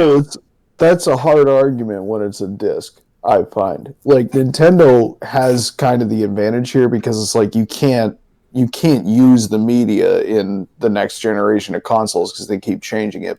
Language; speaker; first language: English; native; English